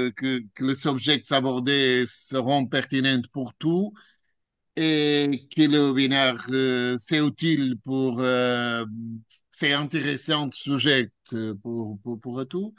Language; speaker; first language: French; non-native, learner; Portuguese